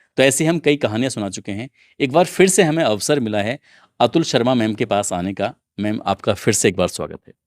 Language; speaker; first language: Hindi; native; Hindi